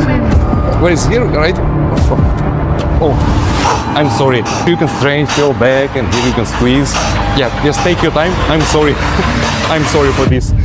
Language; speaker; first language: English; non-native, learner; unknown